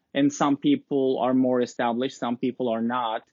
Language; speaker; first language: English; non-native, fluent; Turkish